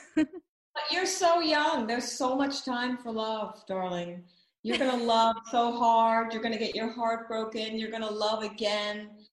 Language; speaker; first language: English; native; English